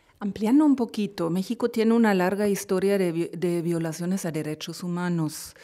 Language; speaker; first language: Spanish; non-native, fluent; German